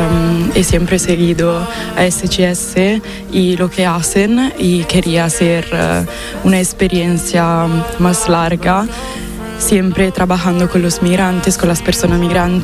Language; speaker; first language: Spanish; non-native, fluent; Italian